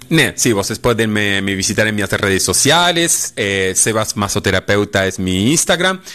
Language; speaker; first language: Portuguese; non-native, fluent; Spanish